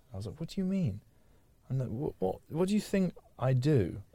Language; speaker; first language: English; native; English